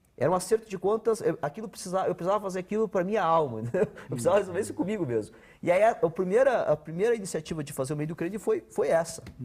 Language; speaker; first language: Portuguese; non-native, local second language; Ukrainian